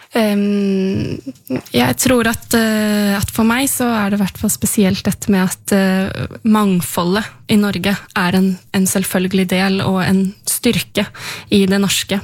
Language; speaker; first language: Norwegian; native; Norwegian